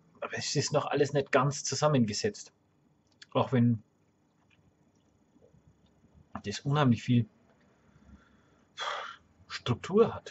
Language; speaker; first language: German; native; German